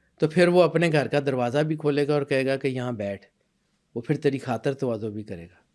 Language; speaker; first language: Urdu; non-native, local second language; Punjabi